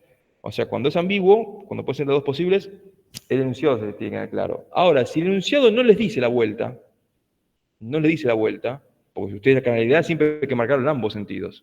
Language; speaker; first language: Spanish; native; Spanish